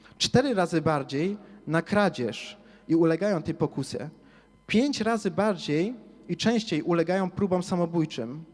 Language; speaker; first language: Polish; native; Polish